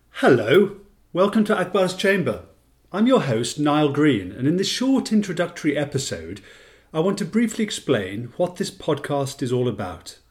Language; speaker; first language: English; native; English